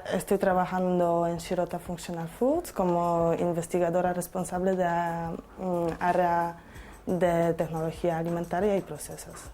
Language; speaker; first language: Spanish; non-native, learner; Polish